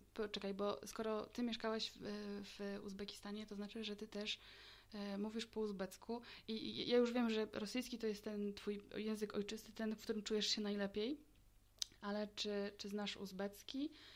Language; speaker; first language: Polish; native; Polish